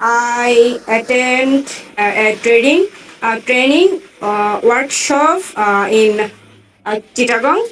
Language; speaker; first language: English; non-native, learner; Bangla